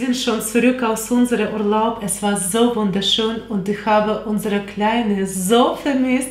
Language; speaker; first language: German; non-native, fluent; Russian